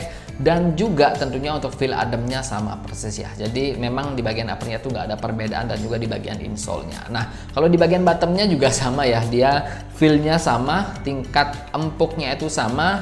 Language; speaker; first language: Indonesian; native; Indonesian